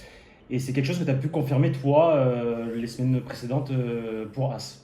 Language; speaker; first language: French; native; French